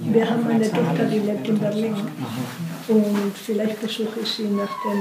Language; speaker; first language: German; non-native, fluent; Spanish